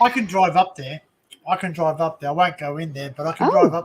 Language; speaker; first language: English; native; English